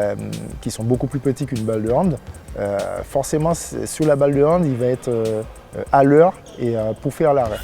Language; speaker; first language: French; native; French